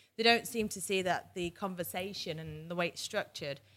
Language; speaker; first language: English; native; English